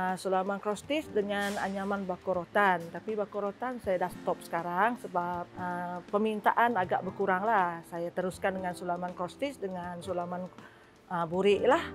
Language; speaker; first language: Malay; non-native, local second language; Iban